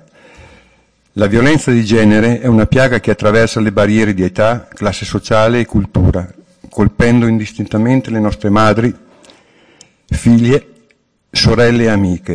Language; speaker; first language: Italian; native; Italian